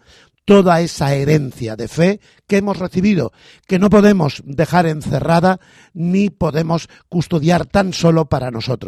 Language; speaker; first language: Spanish; native; Spanish